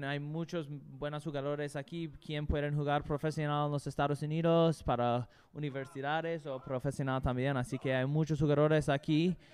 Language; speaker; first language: Spanish; non-native, learner; English